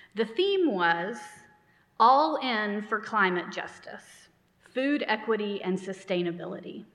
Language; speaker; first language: English; native; English